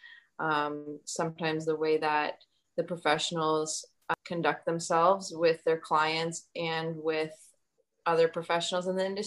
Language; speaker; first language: English; native; English